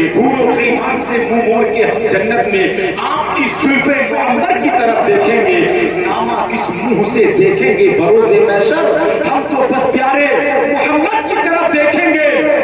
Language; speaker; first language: Urdu; native; Urdu